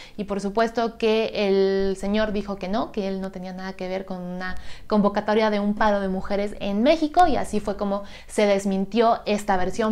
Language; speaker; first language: Spanish; native; Spanish